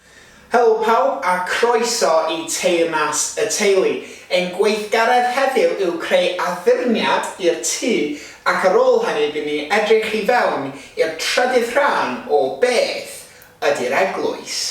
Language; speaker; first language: Welsh; non-native, local second language; English